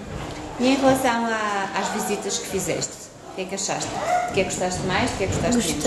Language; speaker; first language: Portuguese; native; Portuguese